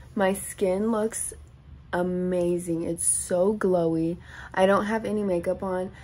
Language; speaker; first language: English; native; English